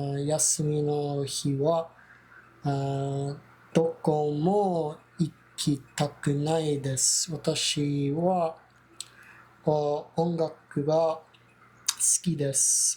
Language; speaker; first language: Japanese; non-native, learner; English